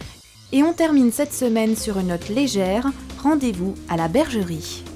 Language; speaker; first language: French; native; French